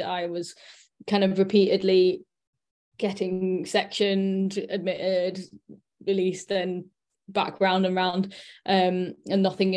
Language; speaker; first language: English; native; English